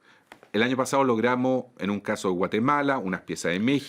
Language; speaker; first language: Spanish; native; Spanish